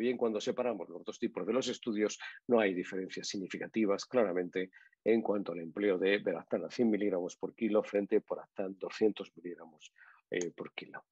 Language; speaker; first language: Spanish; native; Spanish